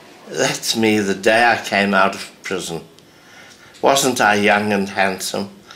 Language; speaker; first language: English; native; English